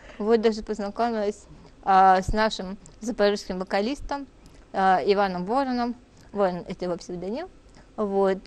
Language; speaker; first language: Russian; native; Russian